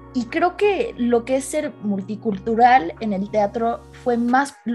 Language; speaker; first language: Spanish; early bilingual, heritage; Spanish